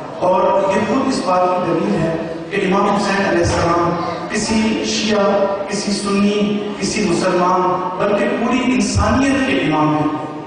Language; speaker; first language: Urdu; native; Urdu